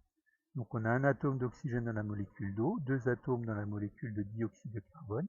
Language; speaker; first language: French; native; French